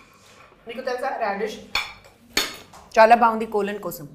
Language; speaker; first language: Telugu; non-native, fluent; Hindi